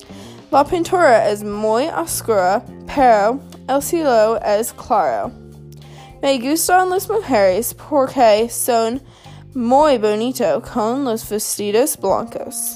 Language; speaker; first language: Spanish; non-native, learner; English